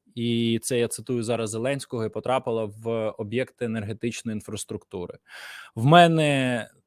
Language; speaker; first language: Ukrainian; native; Ukrainian